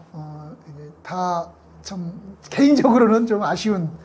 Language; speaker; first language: Korean; native; Korean